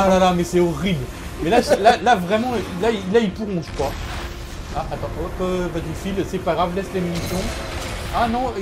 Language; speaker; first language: French; native; French